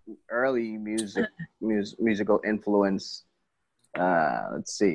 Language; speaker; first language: English; non-native, local second language; Filipino